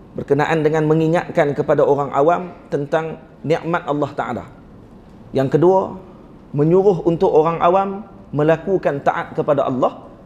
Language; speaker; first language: Malay; native; Malay